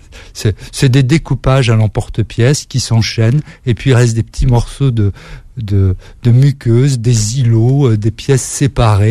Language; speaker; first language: French; native; French